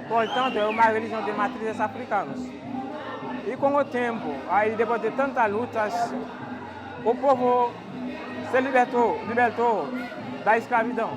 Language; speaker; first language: Portuguese; non-native, fluent; Haitian Creole